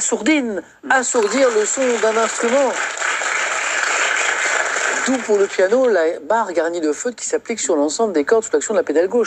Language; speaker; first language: French; native; French